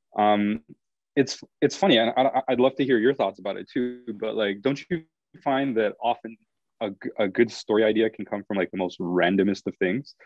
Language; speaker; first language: English; native; English